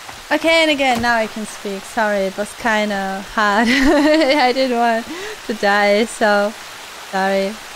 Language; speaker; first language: English; non-native, fluent; German